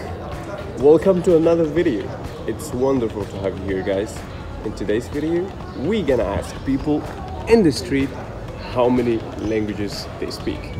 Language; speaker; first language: English; non-native, fluent; Arabic